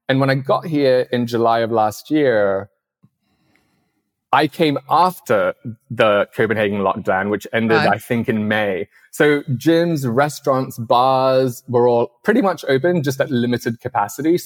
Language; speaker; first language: English; non-native, local second language; Cantonese